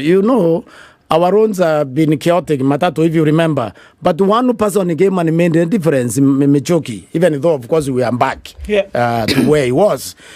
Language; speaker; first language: English; non-native, local second language; Meru